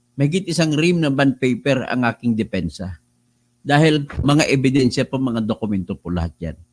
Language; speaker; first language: Filipino; non-native, local second language; Cebuano